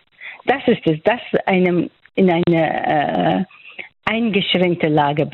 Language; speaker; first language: German; non-native, fluent; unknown